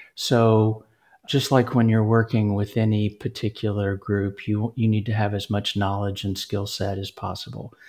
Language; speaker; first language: English; native; English